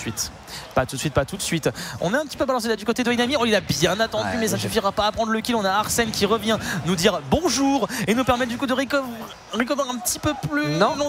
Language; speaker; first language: French; native; French